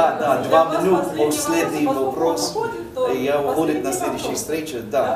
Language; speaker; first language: Russian; non-native, learner; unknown